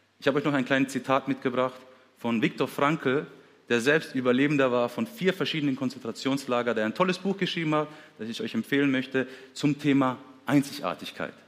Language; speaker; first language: German; early bilingual, other home language; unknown